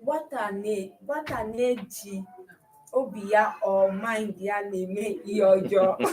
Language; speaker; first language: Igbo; non-native, learner; English